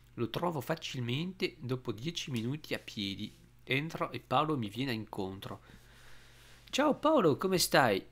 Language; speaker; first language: Italian; non-native, fluent; French